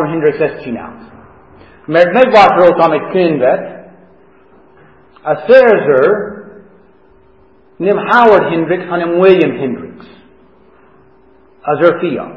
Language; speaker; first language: Hungarian; non-native, fluent; English